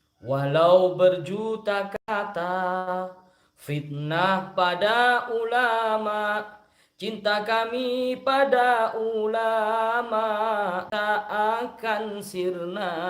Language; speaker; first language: Indonesian; native; Indonesian